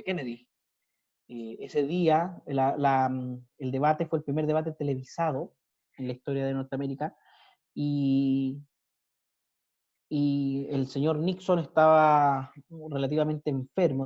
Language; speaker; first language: Spanish; native; Spanish